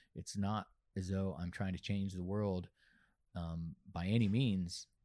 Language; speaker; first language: English; native; English